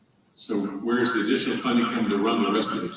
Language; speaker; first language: English; native; English